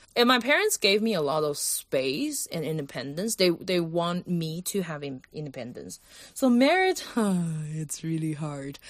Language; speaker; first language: English; non-native, fluent; Chinese